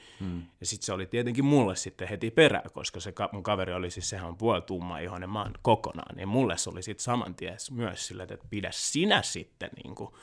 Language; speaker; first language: Finnish; early bilingual, other home language; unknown